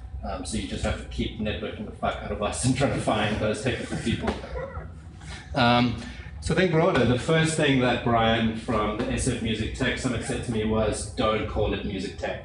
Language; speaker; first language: English; native; English